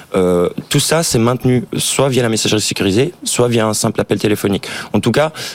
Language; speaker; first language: French; native; French